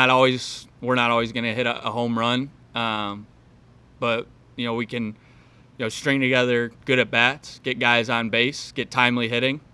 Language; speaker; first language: English; native; English